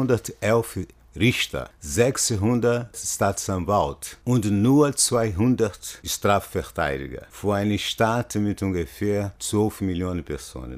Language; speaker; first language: German; non-native, fluent; Portuguese